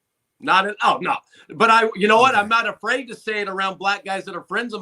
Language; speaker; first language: English; native; English